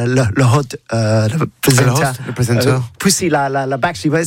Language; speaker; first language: French; non-native, learner; English